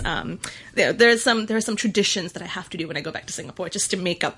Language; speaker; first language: English; native; English